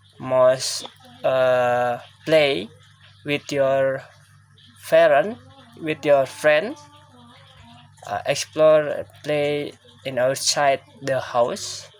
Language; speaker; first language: English; non-native, learner; Indonesian